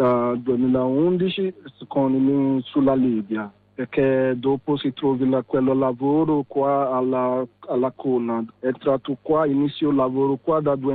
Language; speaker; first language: Italian; non-native, learner; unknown